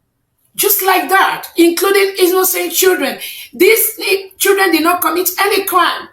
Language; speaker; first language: English; non-native, local second language; Igbo